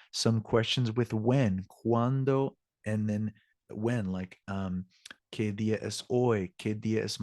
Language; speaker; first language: Spanish; non-native, learner; English